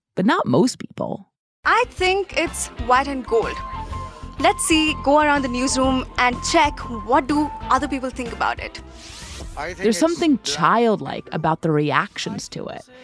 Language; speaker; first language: English; non-native, fluent; German